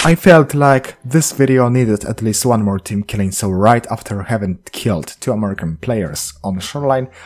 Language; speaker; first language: English; non-native, fluent; Polish